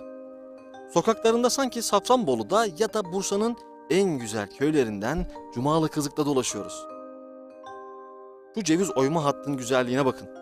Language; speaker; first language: Turkish; native; Turkish